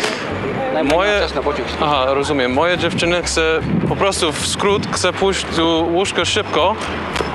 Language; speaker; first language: Polish; non-native, learner; English